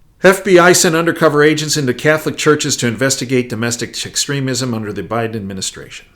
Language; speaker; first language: English; native; English